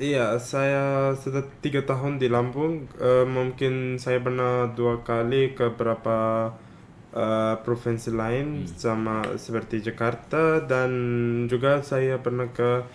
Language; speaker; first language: Indonesian; non-native, fluent; Arabic